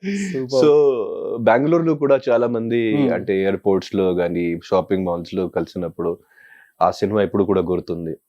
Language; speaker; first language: Telugu; non-native, local second language; Hindi